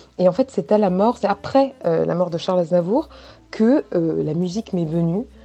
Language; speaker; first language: French; native; French